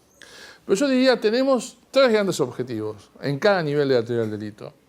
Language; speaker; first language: Spanish; native; Spanish